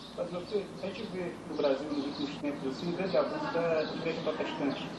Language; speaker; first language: Portuguese; native; Portuguese